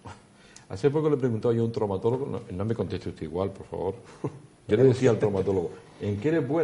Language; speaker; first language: Spanish; native; Spanish